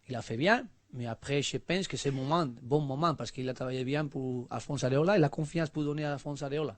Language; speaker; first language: French; non-native, learner; Spanish